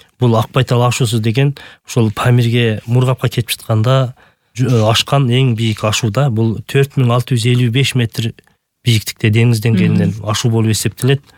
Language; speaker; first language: Kyrgyz; native; Kyrgyz